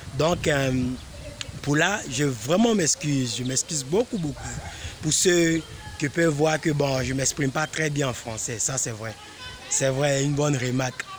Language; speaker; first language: French; non-native, local second language; Lingala